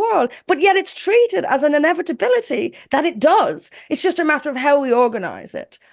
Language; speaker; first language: English; native; English